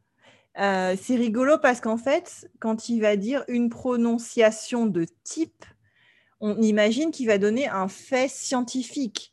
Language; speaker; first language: French; native; French